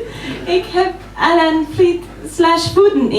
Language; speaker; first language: Dutch; non-native, learner; English